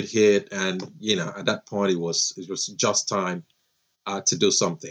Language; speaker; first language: English; non-native, local second language; Yoruba